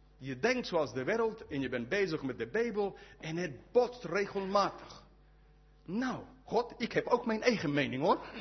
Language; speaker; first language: Dutch; non-native, fluent; English